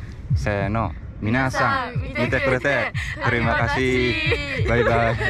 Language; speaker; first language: Japanese; non-native, fluent; Indonesian